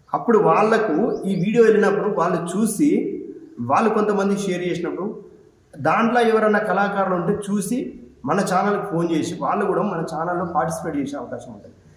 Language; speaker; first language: Telugu; native; Telugu